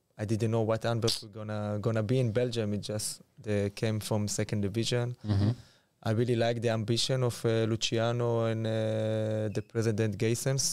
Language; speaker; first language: English; non-native, fluent; Hebrew